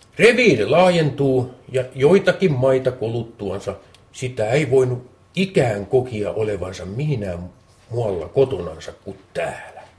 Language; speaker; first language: Finnish; native; Finnish